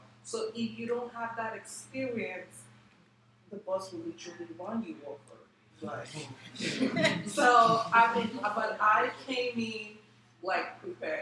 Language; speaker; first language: English; non-native, local second language; Igbo